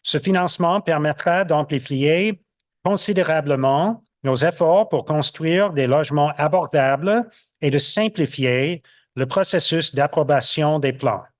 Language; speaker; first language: French; non-native, local second language; English